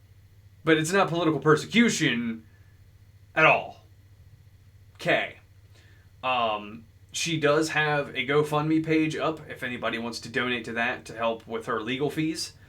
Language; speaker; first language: English; native; English